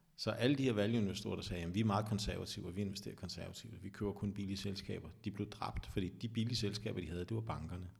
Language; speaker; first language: Danish; native; Danish